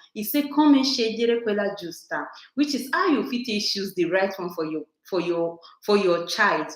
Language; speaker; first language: Nigerian Pidgin; non-native, local second language; Bini